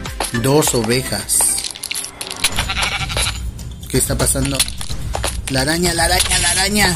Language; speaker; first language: Spanish; native; Spanish